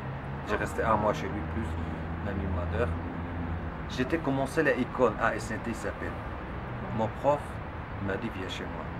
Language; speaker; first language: French; non-native, learner; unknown